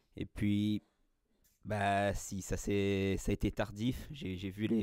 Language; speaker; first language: French; native; French